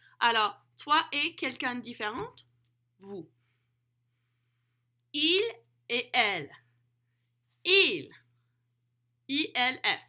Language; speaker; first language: French; non-native, fluent; English